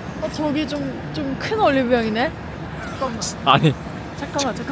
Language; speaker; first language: Korean; non-native, fluent; Turkish